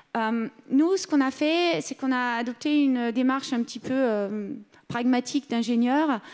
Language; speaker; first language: French; native; French